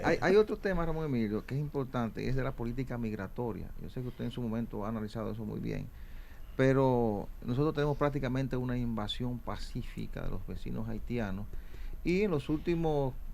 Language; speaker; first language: Spanish; native; Spanish